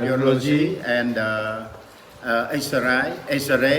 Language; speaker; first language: English; non-native, learner; Khmer